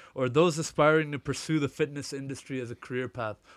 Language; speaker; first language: English; early bilingual, other home language; Hindi